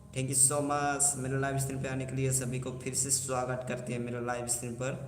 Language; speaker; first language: Hindi; non-native, local second language; Bodo